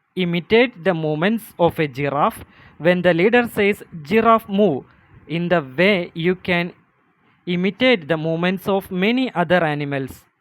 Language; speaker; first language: English; non-native, local second language; Malayalam